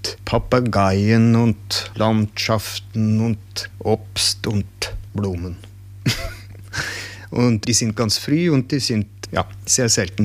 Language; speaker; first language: German; non-native, learner; Norwegian